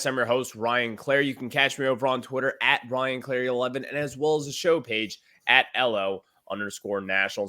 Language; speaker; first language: English; native; English